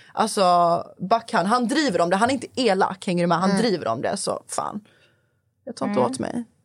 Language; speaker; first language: Swedish; early bilingual, other home language; Persian